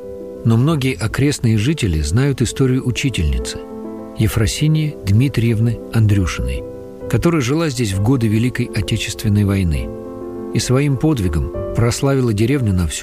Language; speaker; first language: Russian; native; Russian